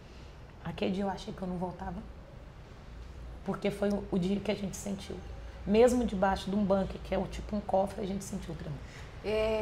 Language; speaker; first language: Portuguese; native; Portuguese